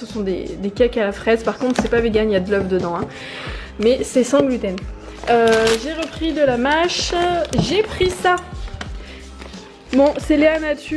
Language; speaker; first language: French; native; French